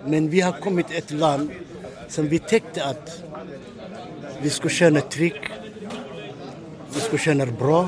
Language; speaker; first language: Swedish; non-native, learner; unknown